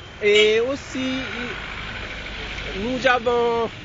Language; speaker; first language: French; non-native, learner; Hindi